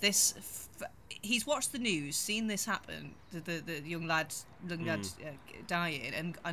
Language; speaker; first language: English; native; English